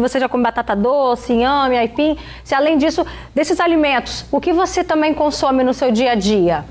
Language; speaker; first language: Portuguese; native; Portuguese